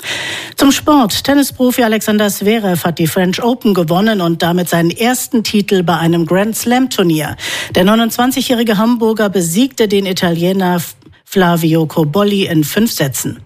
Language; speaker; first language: German; native; German